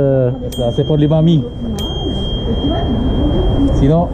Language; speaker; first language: French; non-native, learner; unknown